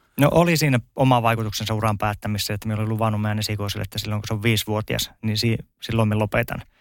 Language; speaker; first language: Finnish; native; Finnish